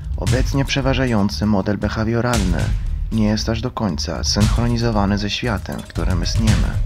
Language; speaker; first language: Polish; non-native, fluent; Croatian